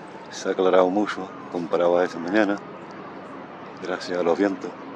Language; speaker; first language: Spanish; early bilingual, heritage; Spanish